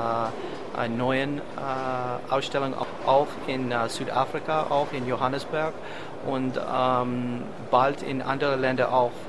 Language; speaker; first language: German; non-native, learner; English